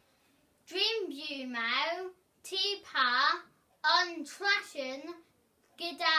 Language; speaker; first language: Welsh; non-native, learner; English